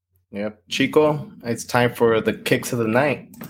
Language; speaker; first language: English; early bilingual, other home language; Spanish